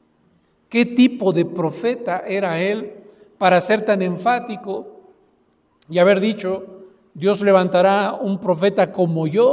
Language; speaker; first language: Spanish; native; Spanish